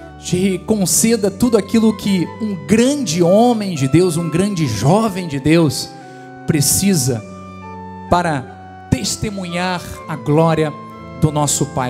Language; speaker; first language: Portuguese; native; Portuguese